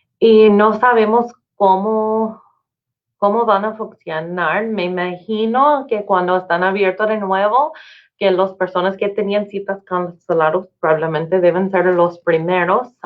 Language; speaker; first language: Spanish; non-native, learner; English